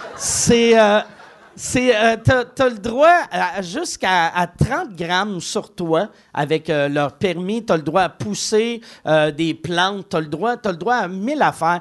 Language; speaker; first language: French; native; French